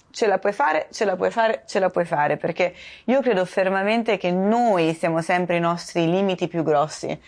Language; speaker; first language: Italian; early bilingual, heritage; Italian